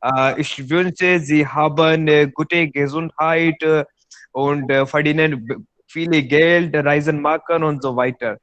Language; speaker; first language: German; non-native, learner; Hindi